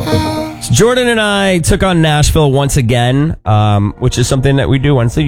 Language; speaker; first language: English; native; English